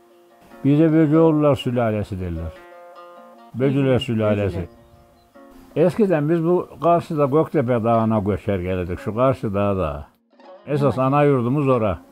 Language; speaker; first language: Turkish; native; Turkish